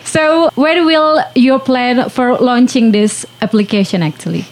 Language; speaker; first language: English; non-native, learner; Indonesian